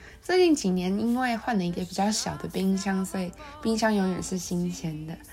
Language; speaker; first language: Chinese; native; Chinese